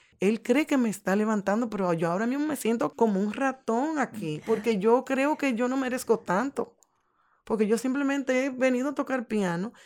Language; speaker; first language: Spanish; native; Spanish